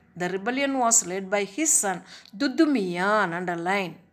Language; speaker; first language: English; non-native, local second language; Tamil